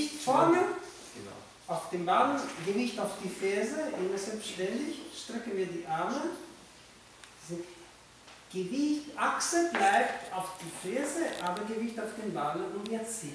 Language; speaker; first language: German; non-native, fluent; Italian